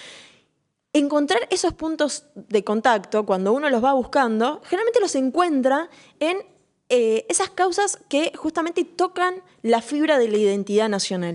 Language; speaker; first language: Spanish; native; Spanish